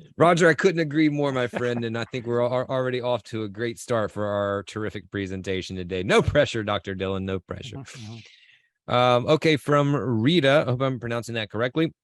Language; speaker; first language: English; native; English